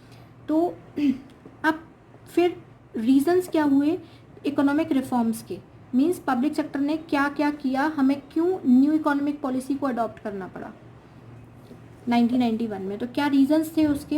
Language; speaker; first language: Hindi; native; Hindi